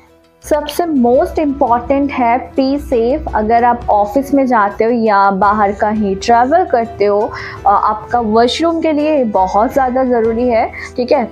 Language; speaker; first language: Hindi; non-native, local second language; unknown